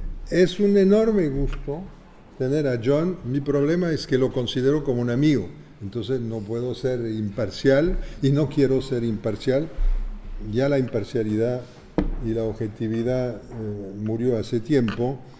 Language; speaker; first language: Spanish; non-native, fluent; French